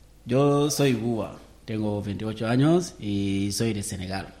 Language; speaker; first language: Spanish; non-native, learner; Wolof